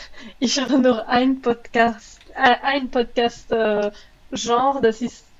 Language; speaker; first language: German; non-native, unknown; French